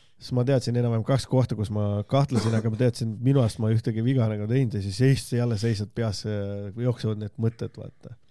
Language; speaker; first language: Estonian; non-native, local second language; Russian